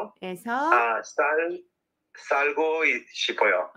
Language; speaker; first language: Korean; non-native, learner; English